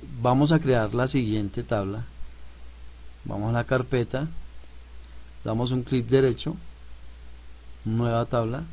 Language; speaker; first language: Spanish; native; Spanish